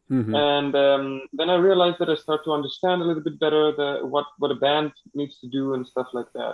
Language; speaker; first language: English; non-native, fluent; Greek